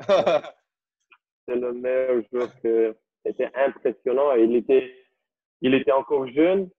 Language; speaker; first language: French; non-native, local second language; Dutch